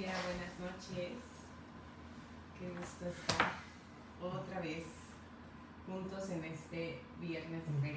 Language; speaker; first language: Spanish; native; Spanish